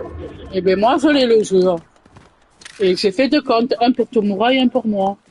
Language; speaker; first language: French; native; French